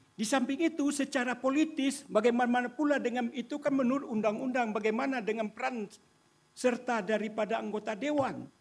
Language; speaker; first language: Indonesian; non-native, local second language; Minangkabau